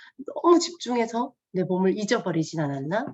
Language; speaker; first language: Korean; native; Korean